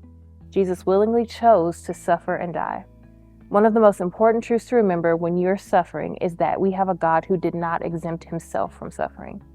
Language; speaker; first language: English; native; English